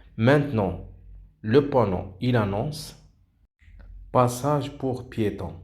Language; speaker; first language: French; non-native, local second language; Arabic